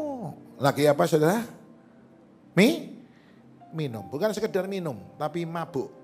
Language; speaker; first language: Indonesian; native; Indonesian